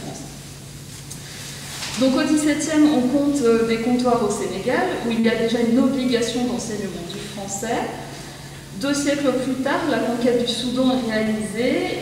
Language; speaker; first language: French; native; French